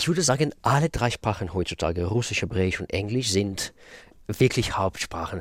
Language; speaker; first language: German; non-native, fluent; Russian